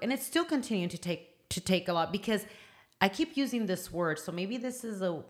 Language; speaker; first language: English; early bilingual, other home language; Spanish